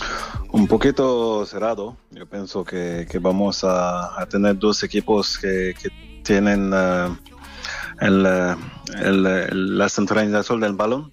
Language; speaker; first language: Spanish; non-native, fluent; French